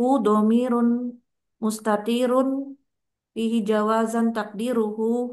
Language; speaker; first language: Arabic; non-native, learner; Indonesian